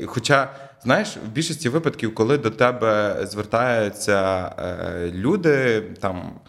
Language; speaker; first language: Ukrainian; native; Ukrainian